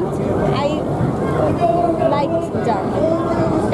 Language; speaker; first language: English; non-native, learner; Bangla